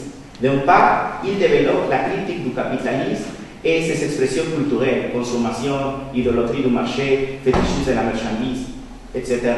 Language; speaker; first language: French; non-native, fluent; Spanish